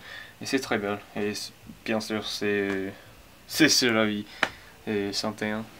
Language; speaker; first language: French; non-native, learner; English